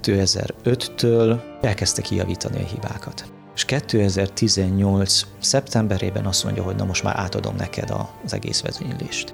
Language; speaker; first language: Hungarian; native; Hungarian